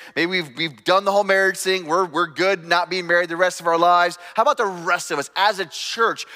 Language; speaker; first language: English; native; English